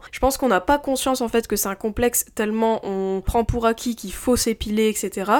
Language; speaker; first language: French; native; French